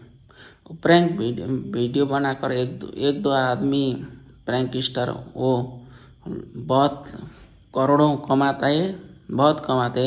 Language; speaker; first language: Hindi; non-native, learner; Nepali